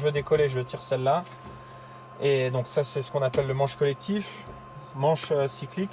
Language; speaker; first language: French; native; French